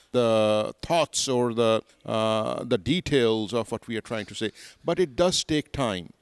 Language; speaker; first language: English; non-native, local second language; Urdu